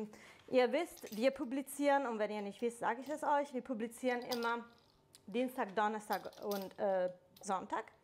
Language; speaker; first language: German; non-native, fluent; Italian